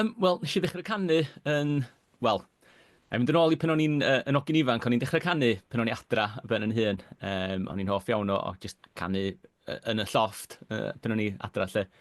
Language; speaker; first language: Welsh; native; Welsh